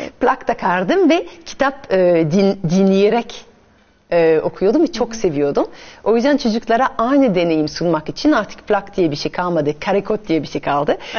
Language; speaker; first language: Turkish; non-native, fluent; French